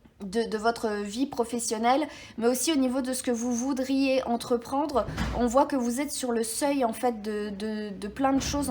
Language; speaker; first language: French; native; French